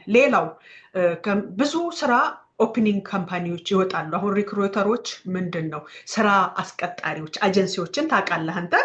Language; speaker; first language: Amharic; native; Amharic